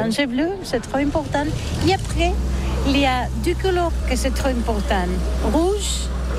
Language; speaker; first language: French; non-native, learner; Catalan